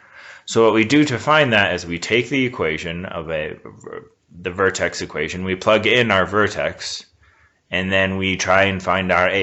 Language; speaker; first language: English; native; English